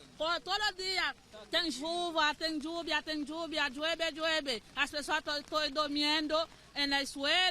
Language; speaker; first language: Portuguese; non-native, learner; Spanish